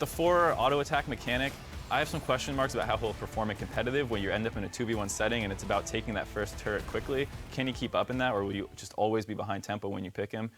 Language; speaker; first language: English; native; English